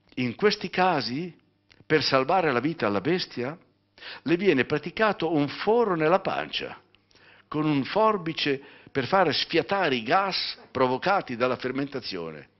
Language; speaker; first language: Italian; native; Italian